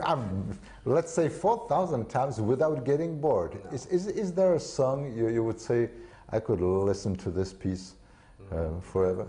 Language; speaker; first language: English; non-native, fluent; Czech